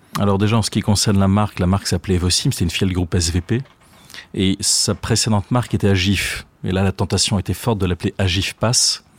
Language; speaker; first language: French; native; French